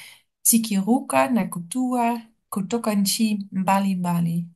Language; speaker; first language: Swahili; non-native, learner; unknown